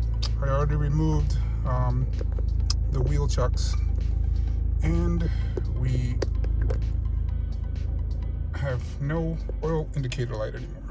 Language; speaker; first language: English; native; English